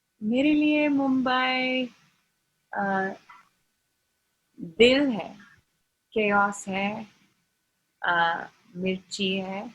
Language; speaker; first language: Hindi; non-native, learner; English